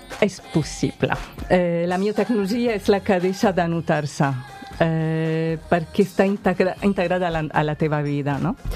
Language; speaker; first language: Catalan; non-native, fluent; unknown